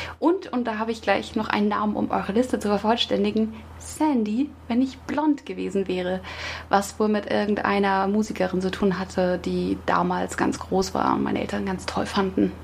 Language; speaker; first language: German; native; German